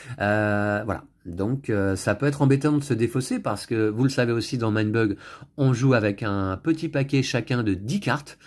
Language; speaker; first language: French; native; French